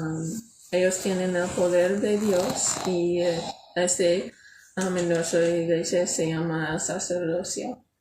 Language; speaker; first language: Spanish; non-native, learner; English